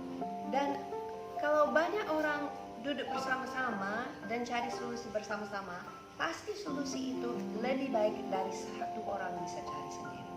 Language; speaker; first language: Indonesian; non-native, fluent; English